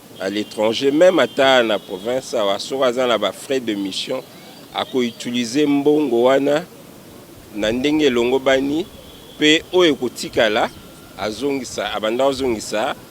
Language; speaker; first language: Lingala; native; Lingala